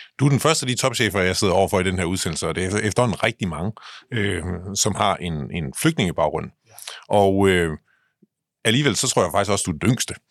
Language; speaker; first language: Danish; native; Danish